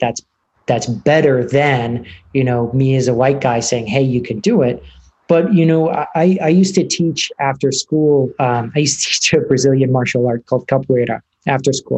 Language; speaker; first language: English; native; English